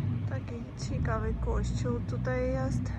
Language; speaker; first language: Polish; non-native, learner; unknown